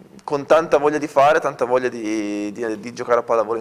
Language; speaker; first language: Italian; native; Italian